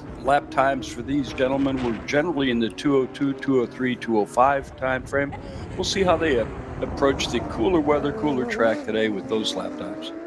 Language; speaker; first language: English; native; English